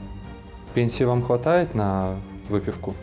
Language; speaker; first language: Russian; native; Russian